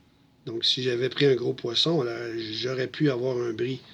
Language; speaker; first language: French; native; French